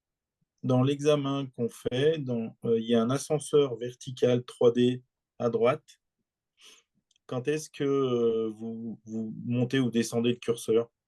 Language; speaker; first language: French; native; French